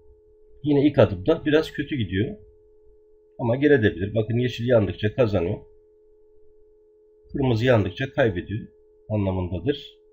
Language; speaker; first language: Turkish; native; Turkish